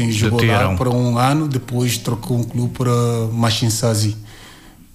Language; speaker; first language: Portuguese; non-native, learner; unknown